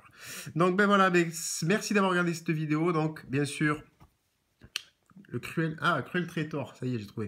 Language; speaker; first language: French; native; French